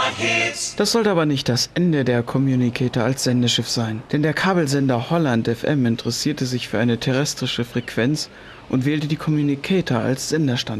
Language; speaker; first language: German; native; German